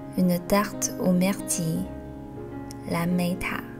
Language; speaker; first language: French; non-native, fluent; Chinese